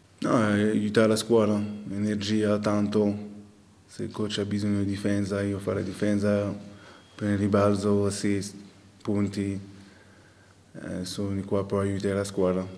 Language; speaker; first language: Italian; non-native, local second language; French